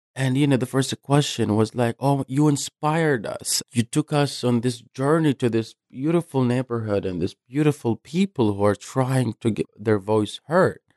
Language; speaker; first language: English; non-native, fluent; Arabic